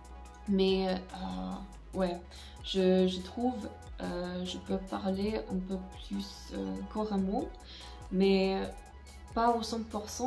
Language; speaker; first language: French; non-native, fluent; English